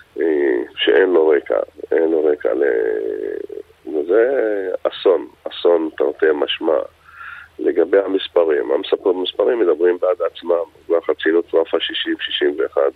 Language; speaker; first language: Hebrew; non-native, local second language; Arabic